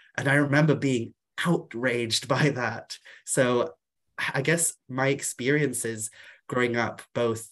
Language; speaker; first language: English; non-native, local second language; Welsh